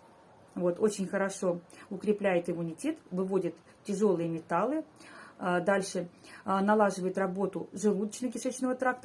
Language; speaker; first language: Russian; native; Russian